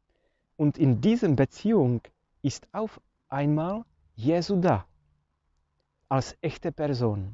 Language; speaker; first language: German; non-native, fluent; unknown